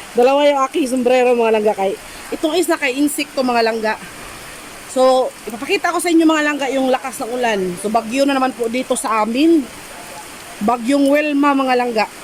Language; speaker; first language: Filipino; native; Filipino